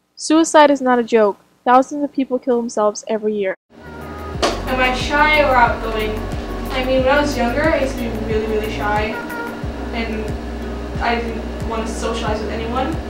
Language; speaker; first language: English; native; English